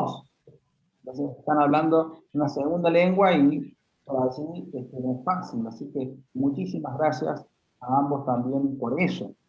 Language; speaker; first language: Spanish; native; Spanish